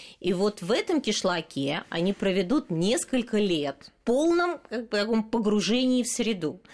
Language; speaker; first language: Russian; native; Russian